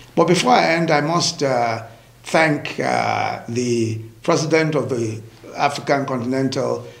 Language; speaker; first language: English; non-native, local second language; Yoruba